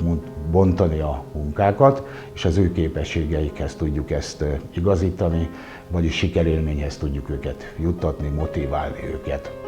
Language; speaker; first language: Hungarian; native; Hungarian